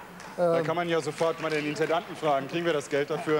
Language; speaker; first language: German; native; German